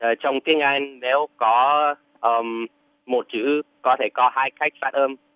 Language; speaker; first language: Vietnamese; non-native, fluent; English